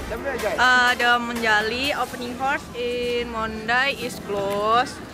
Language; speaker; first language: English; non-native, learner; Indonesian